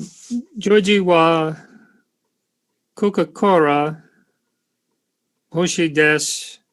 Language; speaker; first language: Japanese; non-native, learner; English